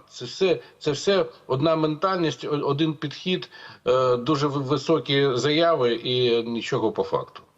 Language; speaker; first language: Ukrainian; non-native, local second language; Russian